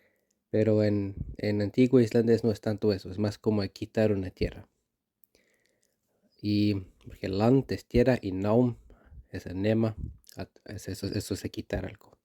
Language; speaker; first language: Spanish; non-native, fluent; Icelandic